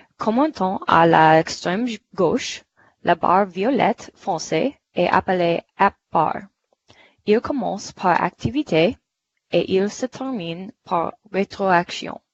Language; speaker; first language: French; non-native, fluent; English